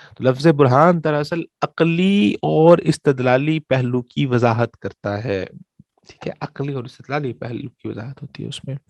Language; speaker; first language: Urdu; native; Urdu